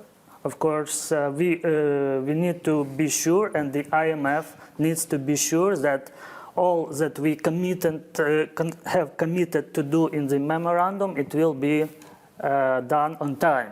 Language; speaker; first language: English; non-native, fluent; Ukrainian